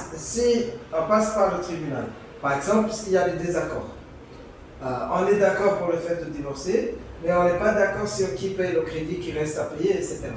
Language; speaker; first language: French; native; French